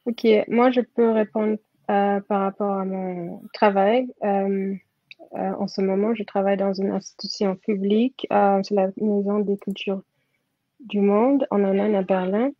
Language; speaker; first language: French; non-native, fluent; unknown